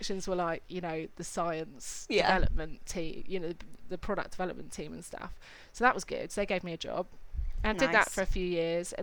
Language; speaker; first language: English; native; English